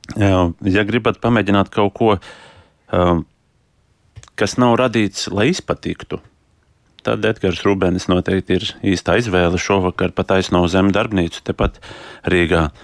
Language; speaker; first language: Latvian; native; Latvian